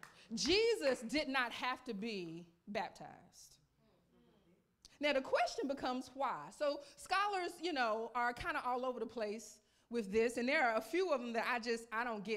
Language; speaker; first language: English; native; English